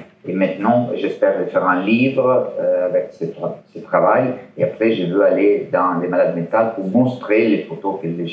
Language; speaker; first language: French; non-native, learner; Italian